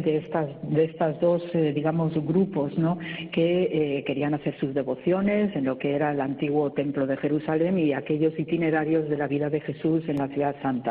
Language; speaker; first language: Spanish; native; Spanish